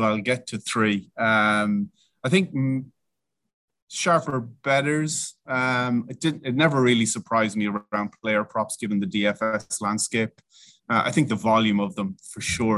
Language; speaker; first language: English; native; English